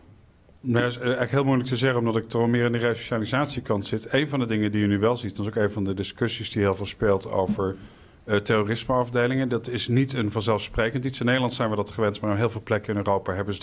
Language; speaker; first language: Dutch; native; Dutch